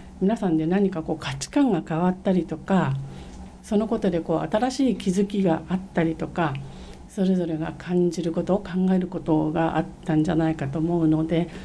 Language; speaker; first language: Japanese; native; Japanese